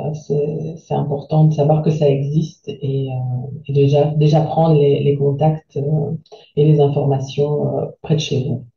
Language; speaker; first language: French; native; French